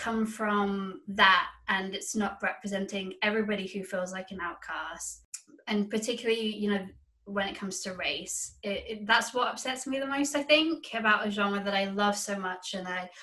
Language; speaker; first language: English; native; English